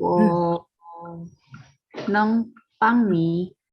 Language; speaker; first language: Chinese; non-native, learner; Indonesian